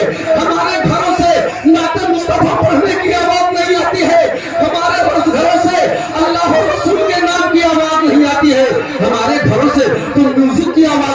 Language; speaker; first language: Hindi; native; Hindi